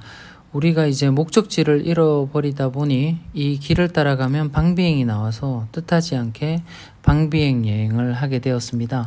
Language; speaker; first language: Korean; native; Korean